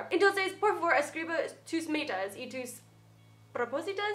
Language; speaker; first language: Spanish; non-native, fluent; English